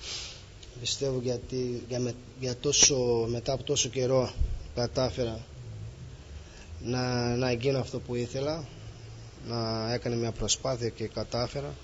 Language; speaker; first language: Greek; non-native, fluent; Portuguese